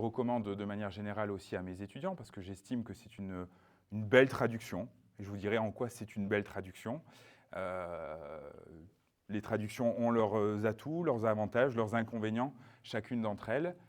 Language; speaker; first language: French; native; French